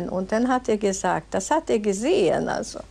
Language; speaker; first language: German; non-native, learner; Swedish